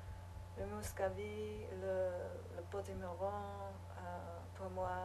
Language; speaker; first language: French; non-native, learner; English